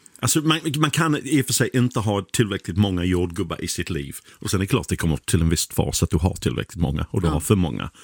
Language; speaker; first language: Swedish; non-native, fluent; English